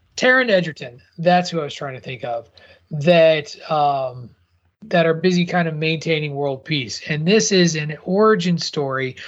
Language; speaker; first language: English; native; English